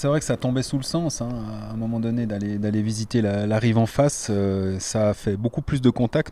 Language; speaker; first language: French; native; French